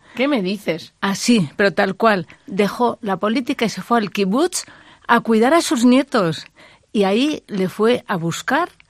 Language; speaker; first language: Spanish; native; Spanish